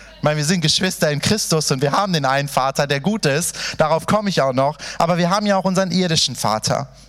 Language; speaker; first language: German; early bilingual, other home language; Persian